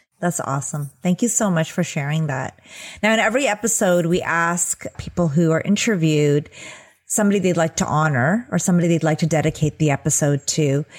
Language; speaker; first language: English; early bilingual, other home language; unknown